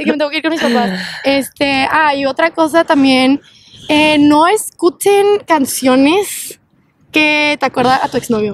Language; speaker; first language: Spanish; native; Spanish